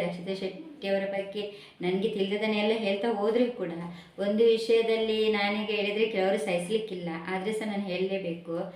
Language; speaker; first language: Kannada; non-native, local second language; Tulu